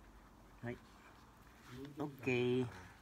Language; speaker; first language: Japanese; non-native, learner; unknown